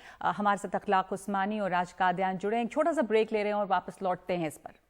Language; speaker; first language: Hindi; native; Hindi